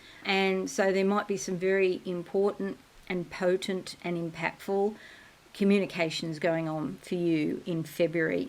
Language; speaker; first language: English; native; English